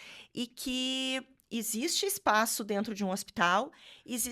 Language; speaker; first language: Portuguese; native; Portuguese